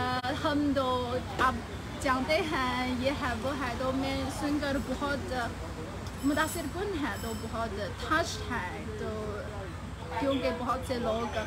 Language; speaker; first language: Hindi; non-native, learner; Chinese